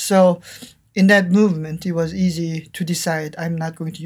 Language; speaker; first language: English; non-native, fluent; Korean